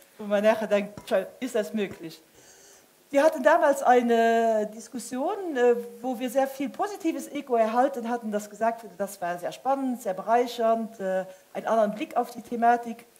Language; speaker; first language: German; non-native, local second language; Luxembourgish